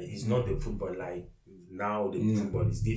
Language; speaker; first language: English; non-native, learner; French